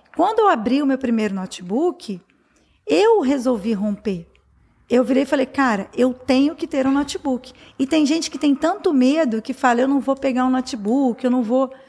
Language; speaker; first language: Portuguese; native; Portuguese